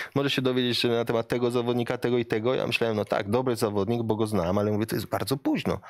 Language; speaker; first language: Polish; native; Polish